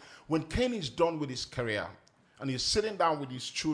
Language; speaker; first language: English; non-native, local second language; Ibibio